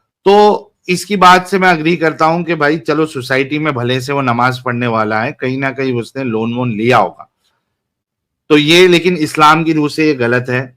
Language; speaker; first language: Hindi; native; Hindi